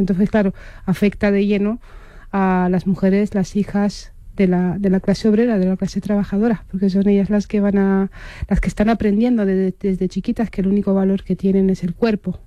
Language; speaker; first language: Spanish; non-native, fluent; Romanian